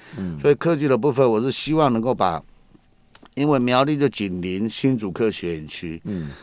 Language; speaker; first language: Chinese; native; Chinese